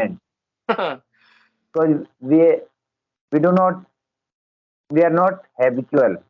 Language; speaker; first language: English; non-native, learner; Hindi